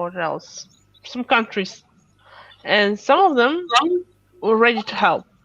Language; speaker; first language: English; non-native, fluent; Russian